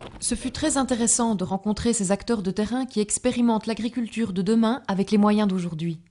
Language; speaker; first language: French; native; French